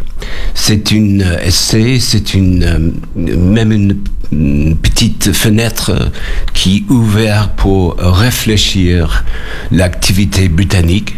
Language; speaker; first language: French; non-native, learner; English